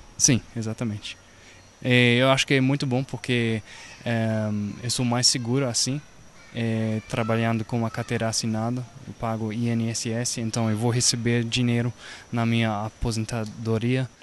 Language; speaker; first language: Portuguese; non-native, fluent; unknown